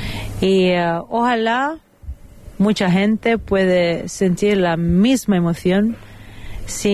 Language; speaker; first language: Spanish; non-native, fluent; Italian